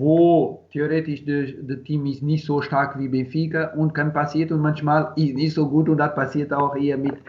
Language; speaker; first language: German; non-native, learner; Portuguese